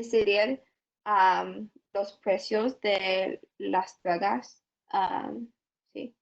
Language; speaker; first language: Spanish; non-native, learner; English